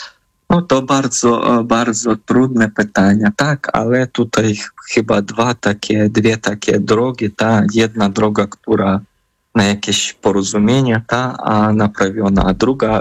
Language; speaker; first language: Polish; non-native, fluent; Ukrainian